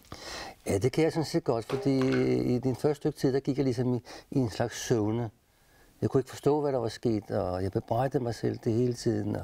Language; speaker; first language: Danish; native; Danish